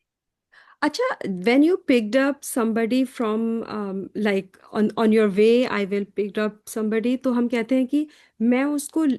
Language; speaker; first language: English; non-native, local second language; Hindi